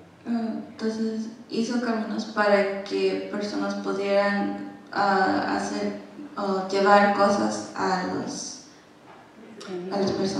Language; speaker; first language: Spanish; non-native, learner; English